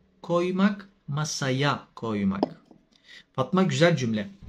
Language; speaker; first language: Turkish; native; Turkish